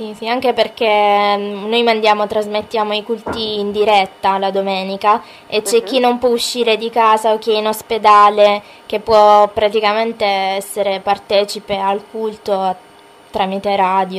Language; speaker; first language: Italian; native; Italian